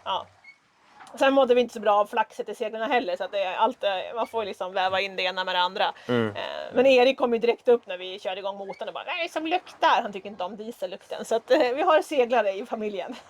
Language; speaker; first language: Swedish; native; Swedish